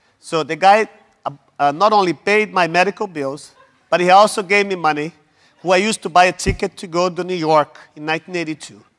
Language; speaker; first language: English; non-native, fluent; Portuguese